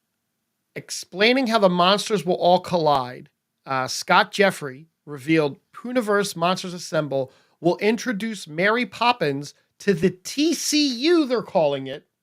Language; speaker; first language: English; native; English